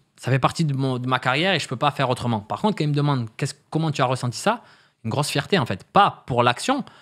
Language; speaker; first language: French; native; French